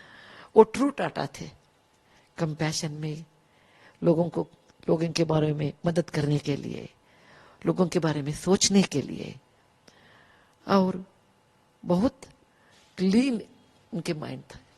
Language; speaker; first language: Hindi; non-native, local second language; Kannada